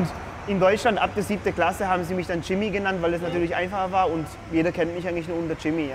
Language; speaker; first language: German; early bilingual, other home language; Polish